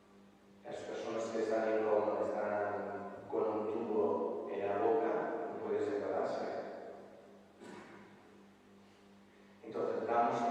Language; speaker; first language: Spanish; non-native, fluent; Italian